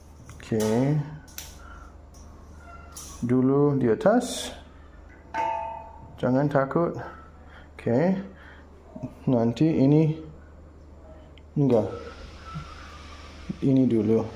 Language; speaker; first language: Indonesian; non-native, learner; English